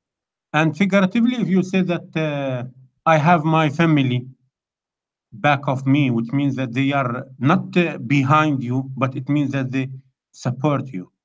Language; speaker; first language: English; non-native, fluent; Arabic